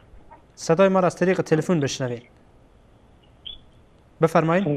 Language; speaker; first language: Persian; native; Persian